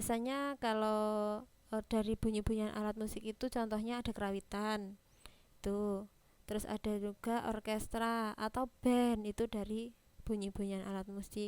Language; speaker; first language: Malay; non-native, local second language; Javanese